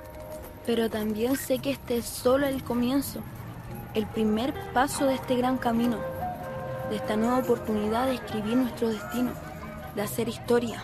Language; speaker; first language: Spanish; native; Spanish